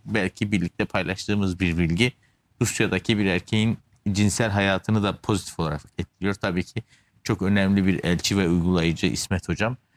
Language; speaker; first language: Turkish; native; Turkish